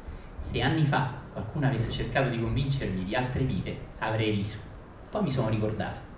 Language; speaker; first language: Italian; native; Italian